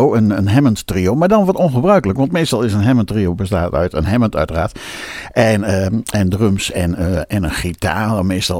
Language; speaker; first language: Dutch; native; Dutch